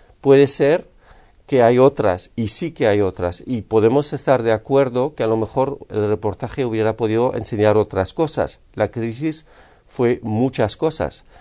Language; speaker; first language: Spanish; non-native, fluent; French